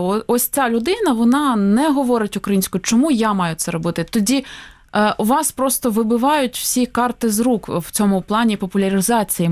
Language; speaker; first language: Ukrainian; native; Ukrainian